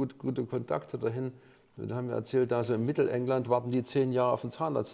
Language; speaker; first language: German; native; German